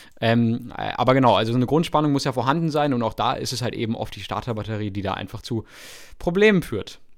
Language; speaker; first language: German; native; German